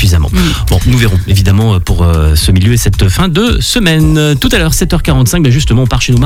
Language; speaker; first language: French; native; French